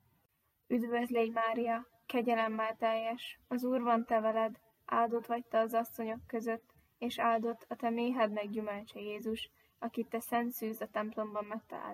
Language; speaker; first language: Hungarian; native; Hungarian